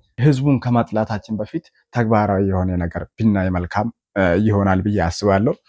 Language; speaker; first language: Amharic; non-native, local second language; Oromo